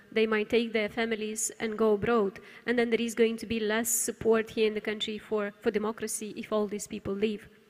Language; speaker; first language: English; non-native, fluent; Romanian